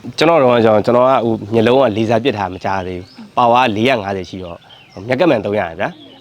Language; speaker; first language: Burmese; native; Burmese